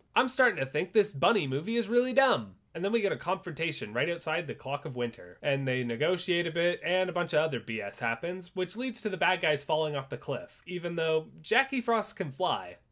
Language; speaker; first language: English; native; English